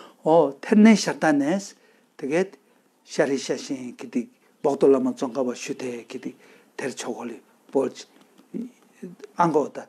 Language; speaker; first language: Mongolian; non-native, fluent; Tibetan